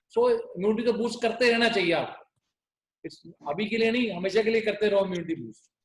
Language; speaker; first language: Hindi; non-native, local second language; Punjabi